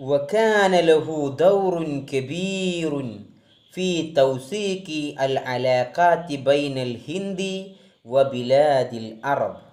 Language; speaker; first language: Arabic; non-native, fluent; Malayalam